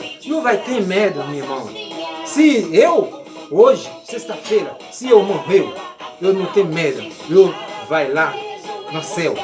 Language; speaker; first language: Portuguese; non-native, learner; Haitian Creole